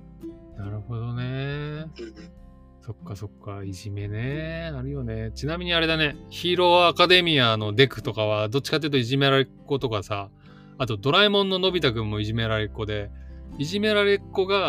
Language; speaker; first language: Japanese; native; Japanese